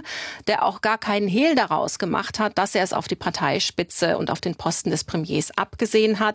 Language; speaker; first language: German; native; German